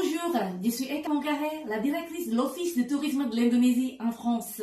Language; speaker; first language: French; non-native, fluent; Indonesian